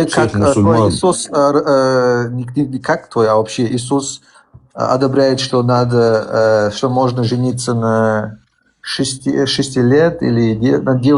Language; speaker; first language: Russian; early bilingual, heritage; Chechen